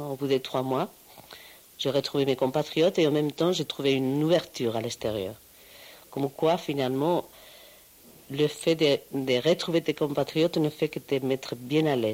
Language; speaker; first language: French; non-native, fluent; Spanish